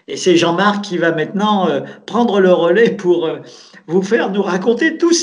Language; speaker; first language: French; native; French